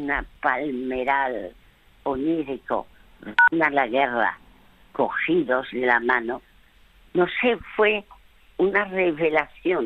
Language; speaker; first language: Spanish; early bilingual, other home language; French